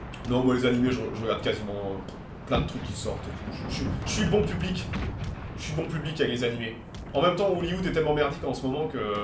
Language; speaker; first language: French; native; French